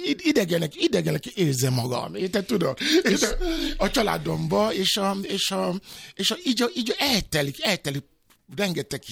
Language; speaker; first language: Hungarian; non-native, fluent; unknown